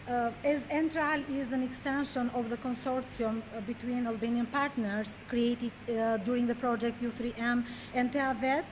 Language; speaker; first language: English; non-native, fluent; Albanian